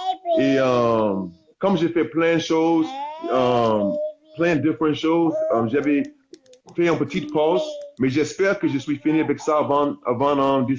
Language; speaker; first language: French; non-native, learner; English